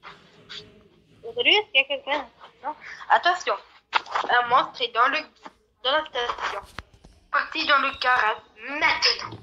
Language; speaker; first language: French; native; French